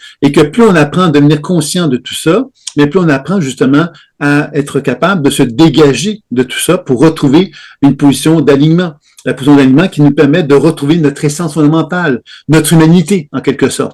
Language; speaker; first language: French; native; French